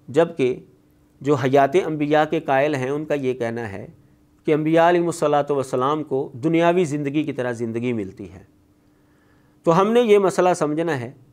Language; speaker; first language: Urdu; non-native, local second language; Punjabi